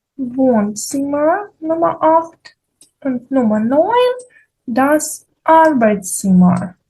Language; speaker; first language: German; non-native, fluent; Ukrainian